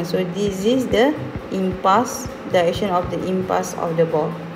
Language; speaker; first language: English; non-native, local second language; Malay